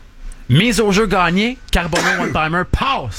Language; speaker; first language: French; native; French